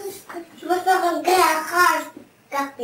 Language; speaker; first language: French; non-native, learner; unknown